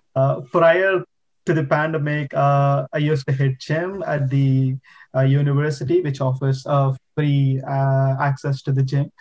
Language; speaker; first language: English; non-native, local second language; Telugu